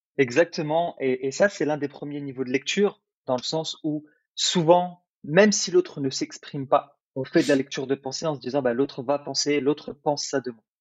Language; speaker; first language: French; early bilingual, other home language; Arabic